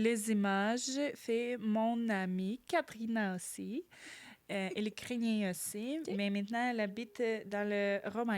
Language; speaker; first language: French; non-native, learner; Ukrainian